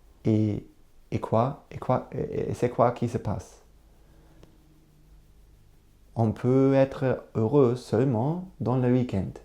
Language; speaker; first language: French; non-native, learner; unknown